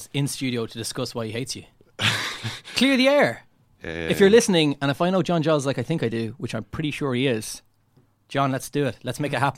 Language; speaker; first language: English; native; English